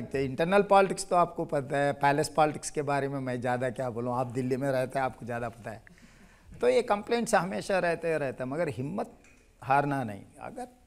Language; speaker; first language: Hindi; non-native, local second language; Telugu